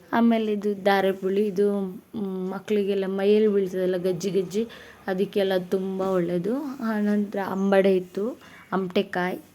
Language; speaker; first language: Kannada; non-native, local second language; Tulu